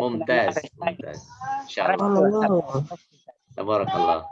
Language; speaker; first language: Arabic; non-native, fluent; Indonesian